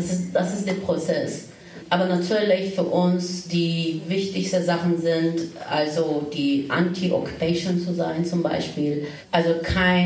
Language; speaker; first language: German; non-native, fluent; Turkish